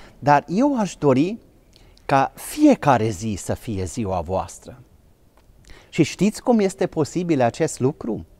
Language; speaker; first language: Romanian; non-native, local second language; Hungarian